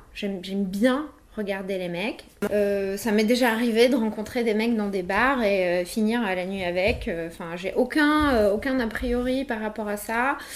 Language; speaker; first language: French; early bilingual, other home language; Polish